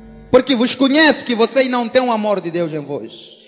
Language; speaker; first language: Portuguese; native; Portuguese